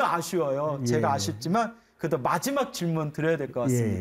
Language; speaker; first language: Korean; native; Korean